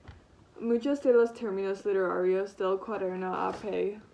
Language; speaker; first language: Spanish; non-native, learner; English